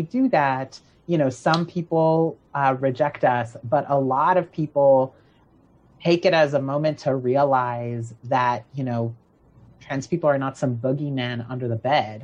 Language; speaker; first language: English; native; English